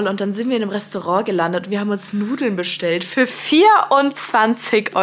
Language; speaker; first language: German; native; German